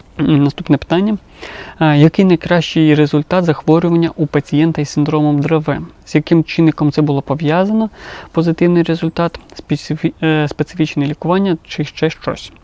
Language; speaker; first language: Ukrainian; non-native, local second language; Russian